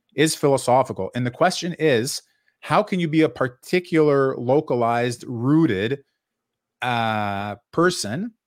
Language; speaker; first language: English; native; English